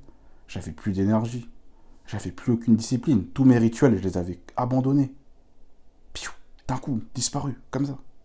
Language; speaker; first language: French; native; French